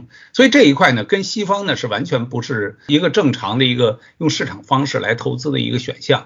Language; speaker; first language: Chinese; native; Chinese